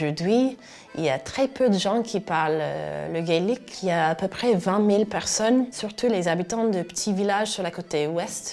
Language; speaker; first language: French; non-native, fluent; English